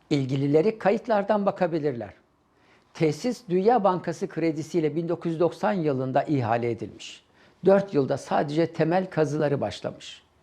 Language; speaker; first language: Turkish; native; Turkish